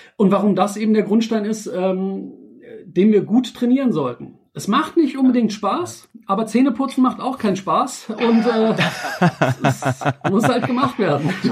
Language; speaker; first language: German; native; German